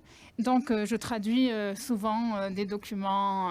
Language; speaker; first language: French; non-native, fluent; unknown